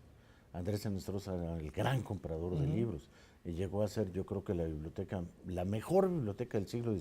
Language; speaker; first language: Spanish; native; Spanish